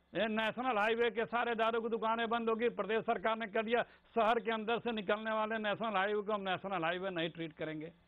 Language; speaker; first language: Hindi; native; Hindi